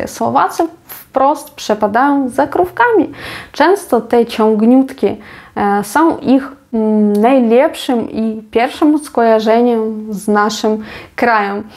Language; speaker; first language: Polish; non-native, fluent; Ukrainian